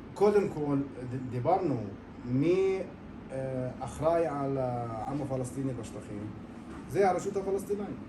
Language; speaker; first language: Hebrew; non-native, local second language; Arabic